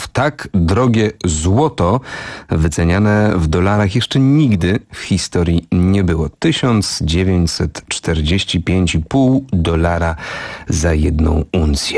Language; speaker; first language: Polish; native; Polish